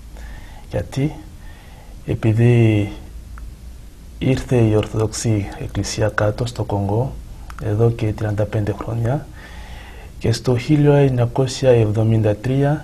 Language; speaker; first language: Greek; non-native, fluent; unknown